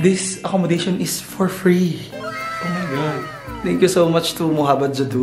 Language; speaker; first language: English; non-native, learner; Filipino